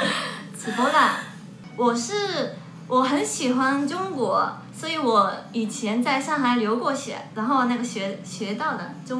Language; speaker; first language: Chinese; non-native, fluent; Japanese